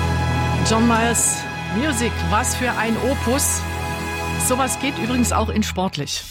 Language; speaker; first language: German; native; German